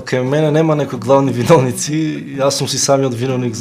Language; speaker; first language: Macedonian; native; Macedonian